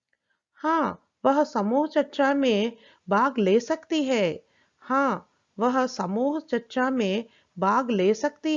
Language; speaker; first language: Hindi; non-native, local second language; Telugu